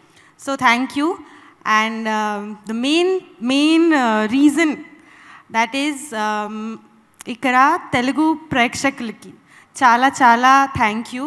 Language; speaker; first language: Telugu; non-native, local second language; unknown